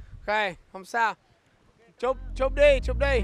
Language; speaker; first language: Vietnamese; non-native, learner; English